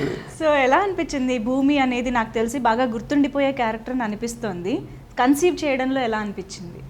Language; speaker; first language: Telugu; native; Telugu